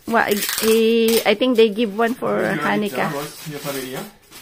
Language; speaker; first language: English; non-native, local second language; Filipino